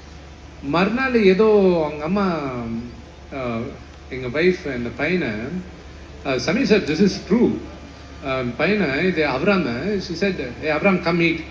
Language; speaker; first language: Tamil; non-native, local second language; Telugu